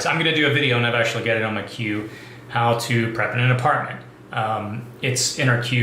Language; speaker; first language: English; native; English